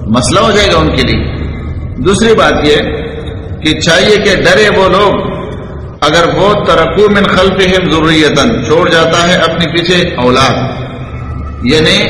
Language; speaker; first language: Urdu; non-native, local second language; Pashto